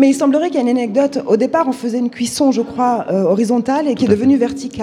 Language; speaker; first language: French; native; French